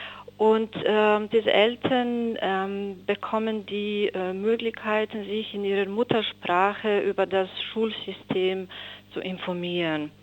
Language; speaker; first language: German; non-native, fluent; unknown